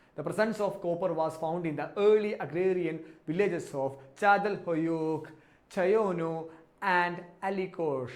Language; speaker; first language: English; non-native, local second language; Malayalam